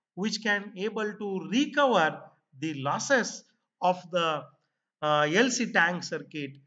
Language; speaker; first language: English; non-native, local second language; Marathi